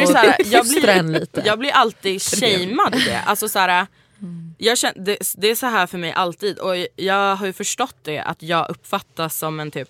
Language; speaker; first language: Swedish; native; Swedish